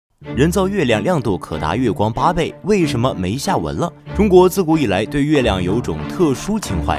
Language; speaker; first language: Chinese; native; Chinese